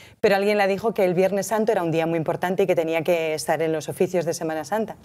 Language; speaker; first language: Spanish; native; Spanish